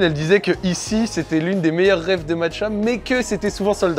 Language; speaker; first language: French; native; French